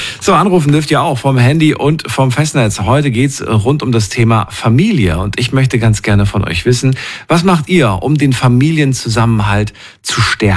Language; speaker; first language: German; native; German